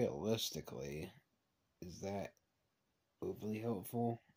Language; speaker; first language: English; native; English